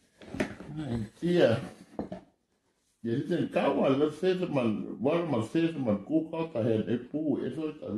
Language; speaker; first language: Finnish; non-native, learner; Thai